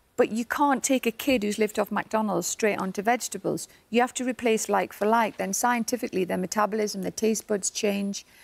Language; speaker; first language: English; native; English